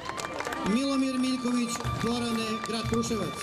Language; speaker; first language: Bosnian; native; Bosnian